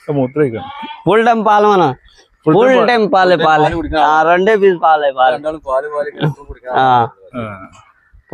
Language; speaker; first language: Malayalam; non-native, learner; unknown